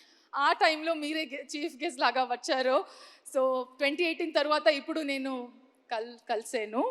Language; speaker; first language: Telugu; non-native, learner; Kannada